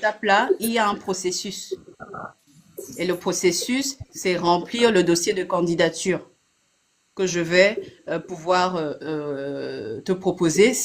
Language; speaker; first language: French; native; French